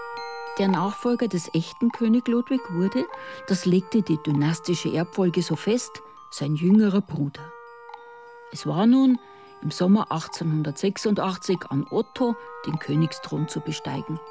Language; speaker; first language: German; native; German